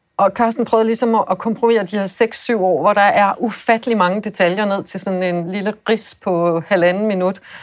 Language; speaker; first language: Danish; native; Danish